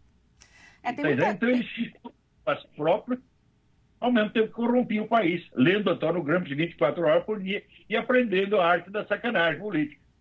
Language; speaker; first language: Portuguese; native; Portuguese